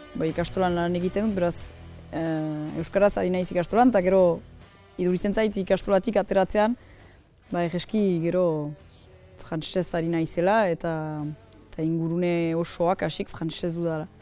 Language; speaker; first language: Basque; native; Basque